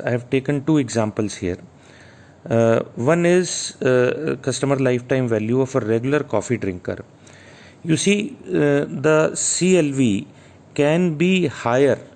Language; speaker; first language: English; non-native, local second language; Hindi